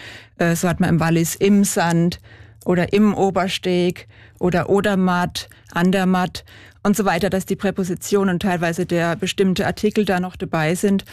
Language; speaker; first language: German; native; German